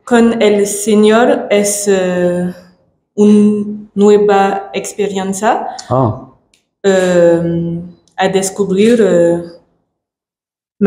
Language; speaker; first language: Spanish; non-native, learner; French